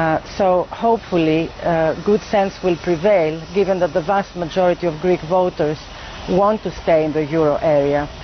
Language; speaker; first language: English; non-native, fluent; Greek